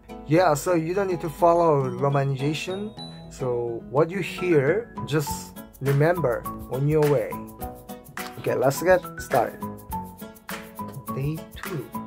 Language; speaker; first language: English; non-native, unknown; Korean